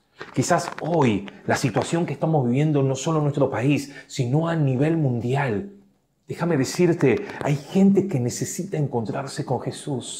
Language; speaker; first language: Spanish; native; Spanish